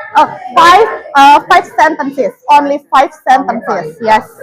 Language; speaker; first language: English; non-native, learner; Indonesian